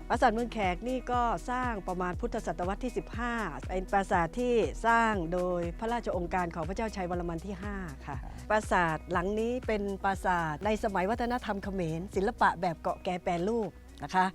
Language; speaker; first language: Thai; native; Thai